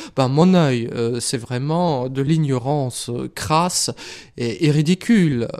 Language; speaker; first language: French; non-native, fluent; Russian